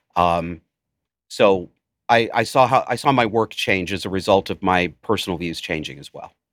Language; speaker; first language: English; native; English